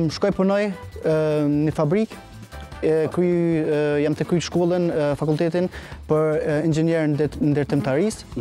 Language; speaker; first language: Albanian; early bilingual, heritage; Albanian